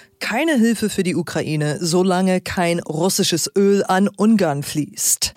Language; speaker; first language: German; native; German